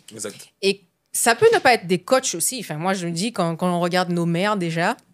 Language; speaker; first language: French; native; French